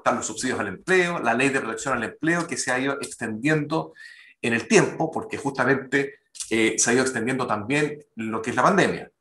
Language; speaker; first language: Spanish; native; Spanish